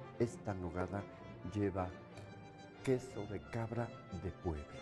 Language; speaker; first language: Spanish; native; Spanish